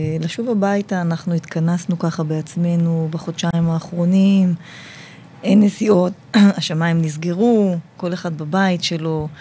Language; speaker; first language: Hebrew; native; Hebrew